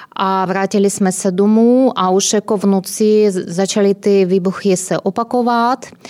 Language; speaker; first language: Czech; non-native, fluent; Ukrainian